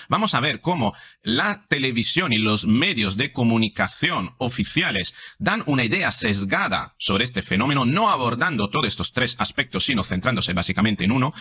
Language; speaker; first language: Spanish; non-native, fluent; Italian